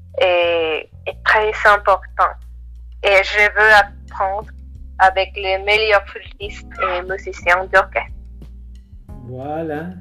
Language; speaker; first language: French; non-native, learner; Spanish